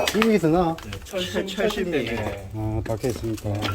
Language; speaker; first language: Korean; native; Korean